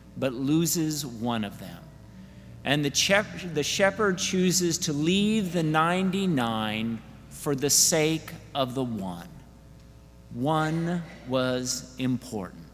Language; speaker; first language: English; native; English